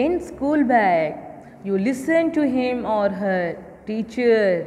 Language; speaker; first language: English; non-native, local second language; Urdu